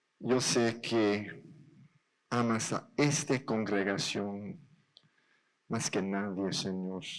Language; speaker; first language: Spanish; non-native, learner; English